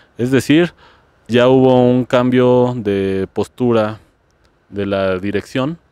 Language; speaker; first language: Spanish; native; Spanish